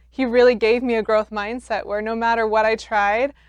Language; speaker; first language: English; native; English